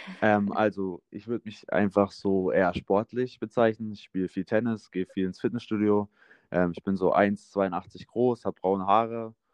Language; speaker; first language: German; native; German